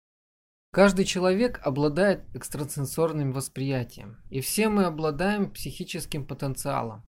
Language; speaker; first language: Russian; native; Russian